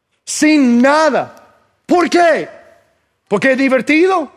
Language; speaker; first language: Spanish; non-native, fluent; English